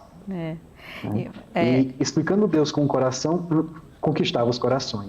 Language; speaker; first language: Portuguese; native; Portuguese